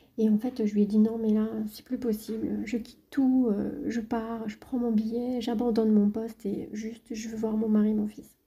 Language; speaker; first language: French; native; French